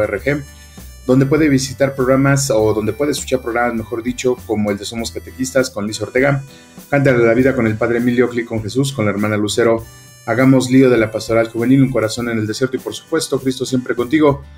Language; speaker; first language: Spanish; native; Spanish